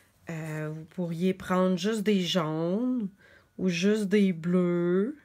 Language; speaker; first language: French; native; French